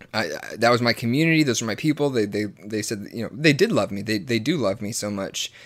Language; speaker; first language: English; native; English